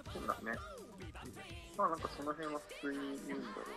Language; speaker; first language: Japanese; native; Japanese